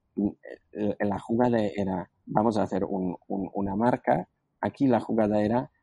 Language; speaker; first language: Spanish; non-native, fluent; Slovak